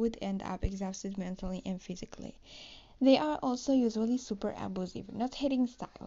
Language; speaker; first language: English; non-native, learner; Spanish